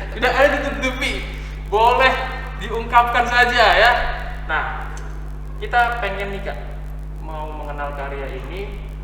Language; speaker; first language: Indonesian; native; Indonesian